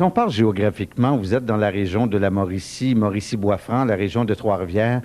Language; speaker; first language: French; native; French